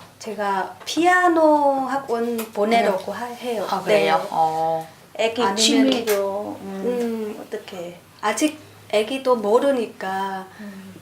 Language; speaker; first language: Korean; non-native, learner; Vietnamese